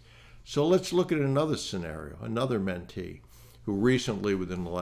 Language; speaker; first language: English; native; English